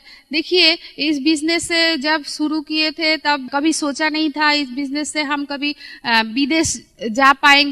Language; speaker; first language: Hindi; non-native, local second language; Bangla